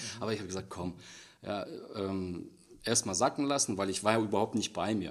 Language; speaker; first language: German; non-native, fluent; Russian